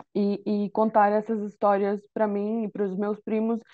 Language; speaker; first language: Portuguese; non-native, fluent; Arabic